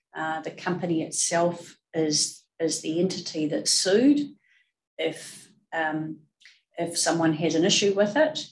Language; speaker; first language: English; native; English